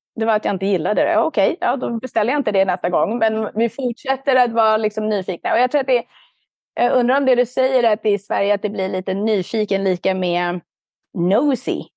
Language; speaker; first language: Swedish; native; Swedish